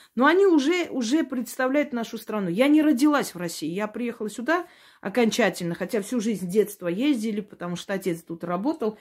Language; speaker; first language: Russian; non-native, local second language; Armenian